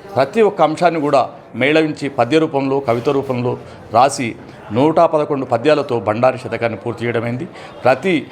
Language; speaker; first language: Telugu; native; Telugu